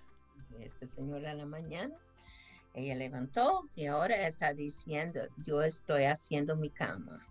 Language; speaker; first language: Spanish; non-native, fluent; English